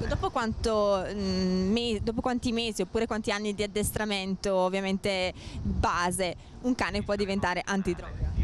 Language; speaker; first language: Italian; native; Italian